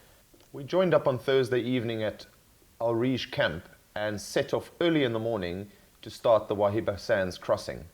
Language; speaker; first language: English; native; English